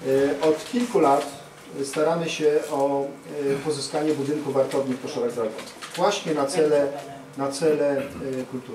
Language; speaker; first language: Polish; native; Polish